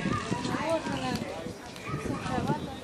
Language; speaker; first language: Russian; native; Russian